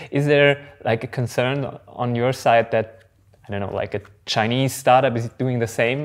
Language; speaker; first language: English; non-native, fluent; German